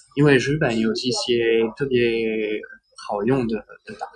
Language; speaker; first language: Chinese; non-native, learner; French